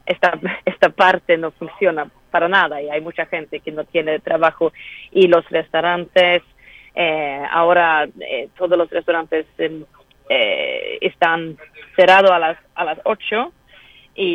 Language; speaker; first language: Spanish; non-native, fluent; Swedish